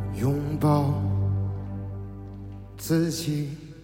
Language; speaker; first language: Chinese; native; Chinese